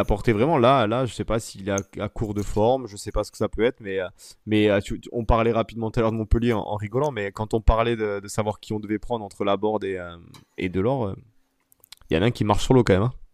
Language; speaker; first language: French; native; French